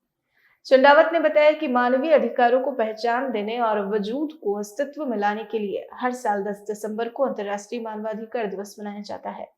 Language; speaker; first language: Hindi; native; Hindi